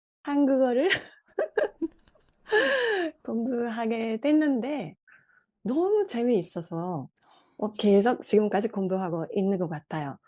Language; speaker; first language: Korean; non-native, fluent; Japanese